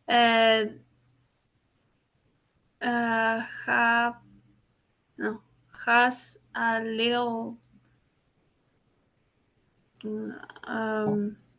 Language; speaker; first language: English; non-native, learner; Spanish